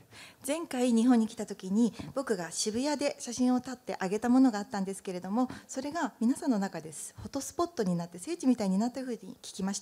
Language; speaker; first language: Japanese; native; Japanese